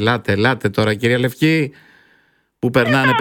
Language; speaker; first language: Greek; native; Greek